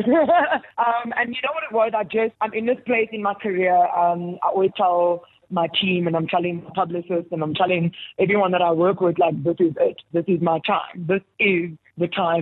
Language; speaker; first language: English; native; English